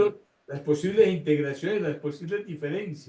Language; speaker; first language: Spanish; native; Spanish